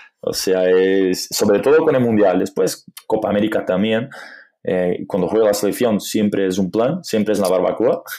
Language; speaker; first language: Spanish; non-native, fluent; Portuguese